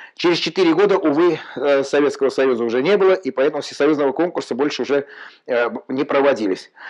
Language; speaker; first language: Russian; non-native, local second language; Armenian